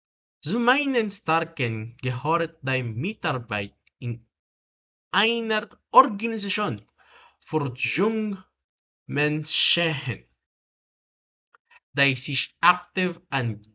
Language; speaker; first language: German; non-native, learner; Filipino